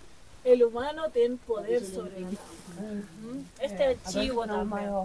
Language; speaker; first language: Portuguese; non-native, learner; Spanish